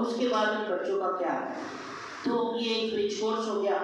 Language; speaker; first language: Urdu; non-native, local second language; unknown